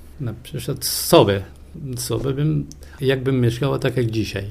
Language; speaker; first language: Polish; non-native, fluent; Persian